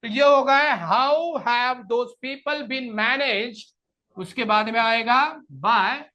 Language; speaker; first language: Hindi; non-native, local second language; Marathi